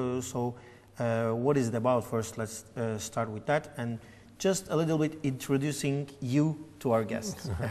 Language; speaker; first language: English; non-native, fluent; Turkish